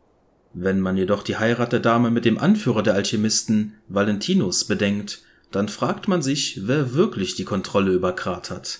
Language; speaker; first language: German; native; German